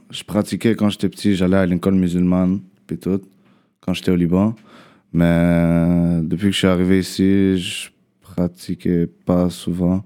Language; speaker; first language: French; early bilingual, other home language; Arabic